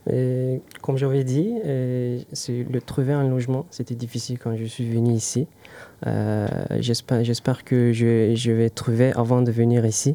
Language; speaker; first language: French; non-native, learner; Turkish